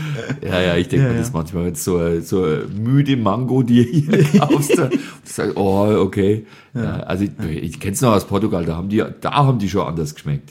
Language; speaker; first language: German; native; German